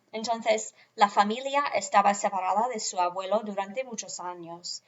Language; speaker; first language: Spanish; non-native, fluent; English